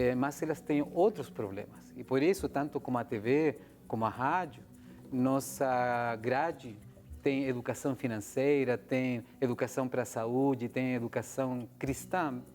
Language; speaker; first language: Portuguese; non-native, fluent; Spanish